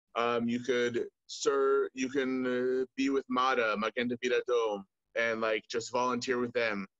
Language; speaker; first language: English; native; English